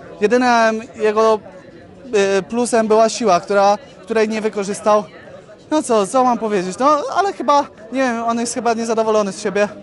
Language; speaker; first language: Polish; native; Polish